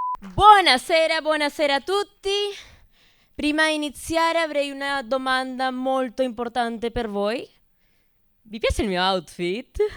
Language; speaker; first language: Italian; non-native, fluent; Spanish